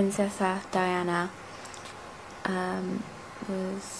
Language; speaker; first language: Spanish; non-native, learner; English